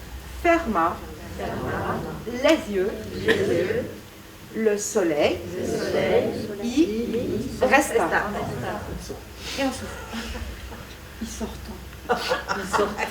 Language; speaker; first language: French; native; French